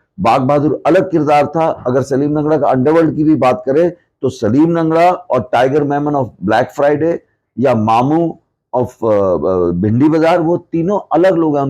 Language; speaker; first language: Hindi; non-native, local second language; Punjabi